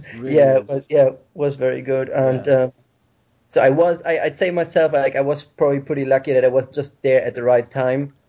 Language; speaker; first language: English; non-native, fluent; German